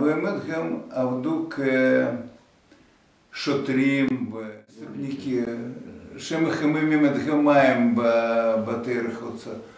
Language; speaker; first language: Hebrew; non-native, fluent; Russian